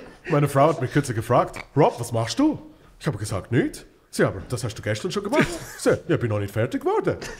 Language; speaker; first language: German; native; German